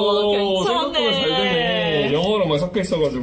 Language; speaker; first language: Korean; native; Korean